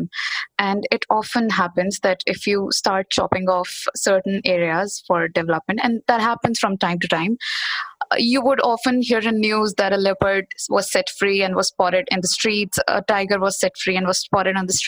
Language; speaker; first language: English; non-native, local second language; Hindi